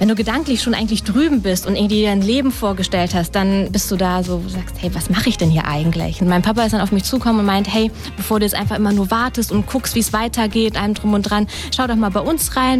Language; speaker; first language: German; native; German